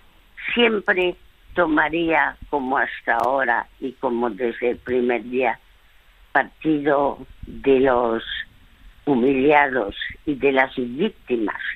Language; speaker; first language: Spanish; early bilingual, other home language; French